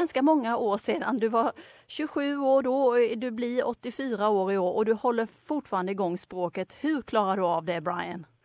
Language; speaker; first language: Swedish; native; Swedish